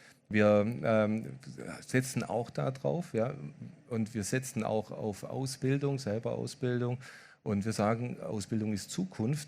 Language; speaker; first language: German; native; German